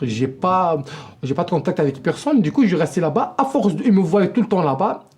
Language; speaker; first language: French; non-native, local second language; Arabic